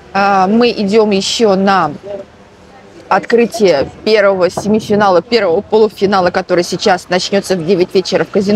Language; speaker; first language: Russian; native; Russian